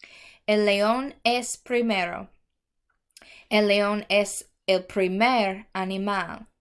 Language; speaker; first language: Spanish; non-native, fluent; English